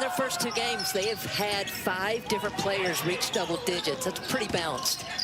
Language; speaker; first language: English; native; English